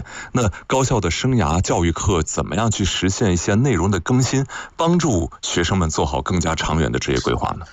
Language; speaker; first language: Chinese; native; Chinese